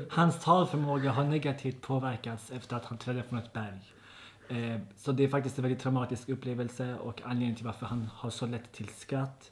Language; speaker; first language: Swedish; native; Swedish